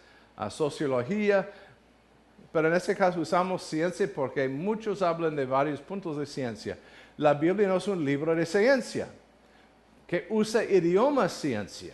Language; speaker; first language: Spanish; non-native, learner; English